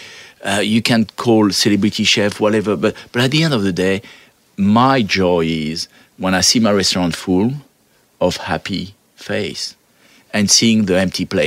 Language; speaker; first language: English; non-native, fluent; French